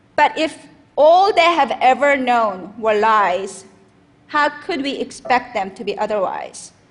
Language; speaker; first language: English; non-native, fluent; Korean